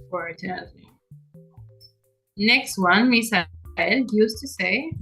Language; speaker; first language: English; non-native, fluent; Spanish